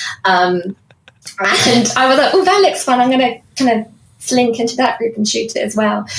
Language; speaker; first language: English; native; English